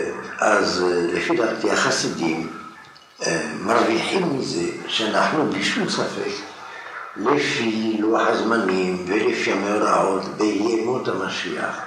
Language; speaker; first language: Hebrew; non-native, fluent; French